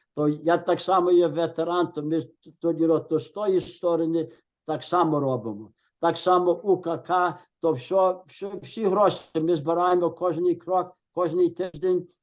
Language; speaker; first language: Ukrainian; early bilingual, heritage; Ukrainian